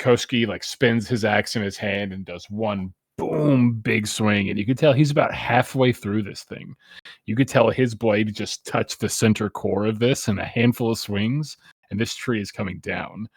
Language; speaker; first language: English; native; English